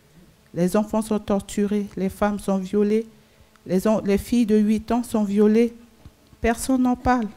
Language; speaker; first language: French; non-native, local second language; Sango